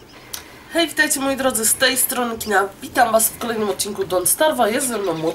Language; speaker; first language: Polish; native; Polish